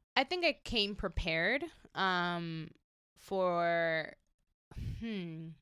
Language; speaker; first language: English; early bilingual, other home language; Spanish